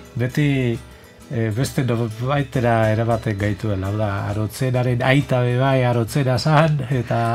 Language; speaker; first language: Basque; native; Basque